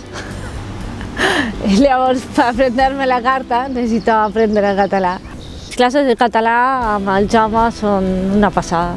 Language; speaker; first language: Catalan; non-native, fluent; Spanish